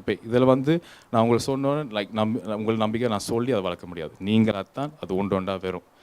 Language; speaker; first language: Tamil; early bilingual, heritage; Tamil